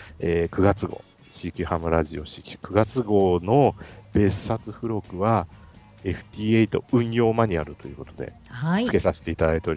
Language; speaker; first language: Japanese; native; Japanese